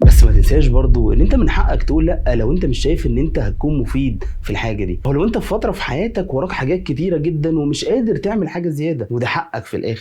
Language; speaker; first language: Arabic; native; Arabic